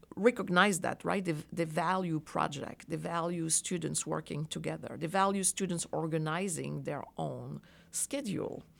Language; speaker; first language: English; non-native, fluent; French